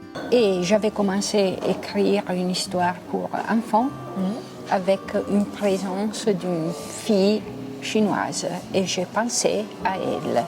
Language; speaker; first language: French; non-native, local second language; Italian